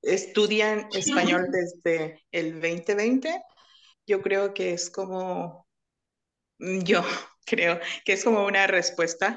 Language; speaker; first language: Spanish; early bilingual, other home language; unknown